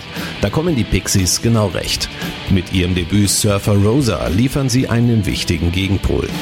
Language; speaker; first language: German; native; German